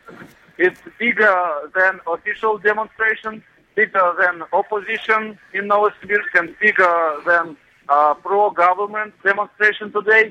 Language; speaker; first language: English; non-native, learner; Russian